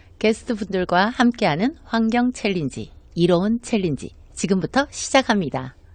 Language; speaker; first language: Korean; native; Korean